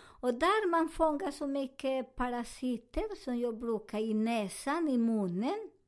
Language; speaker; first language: Swedish; non-native, learner; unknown